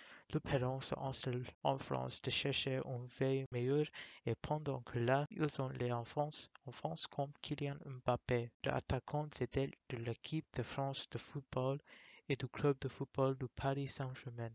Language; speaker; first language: French; non-native, learner; English